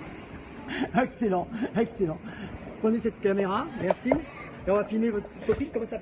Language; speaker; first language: French; native; French